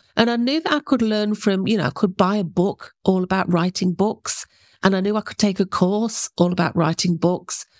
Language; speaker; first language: English; native; English